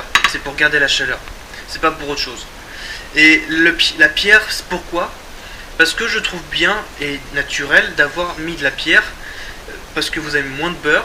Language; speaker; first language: French; native; French